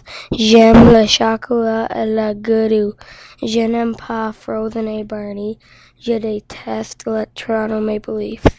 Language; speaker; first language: French; non-native, local second language; English